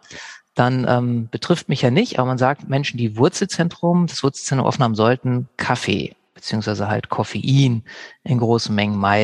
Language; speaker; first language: German; native; German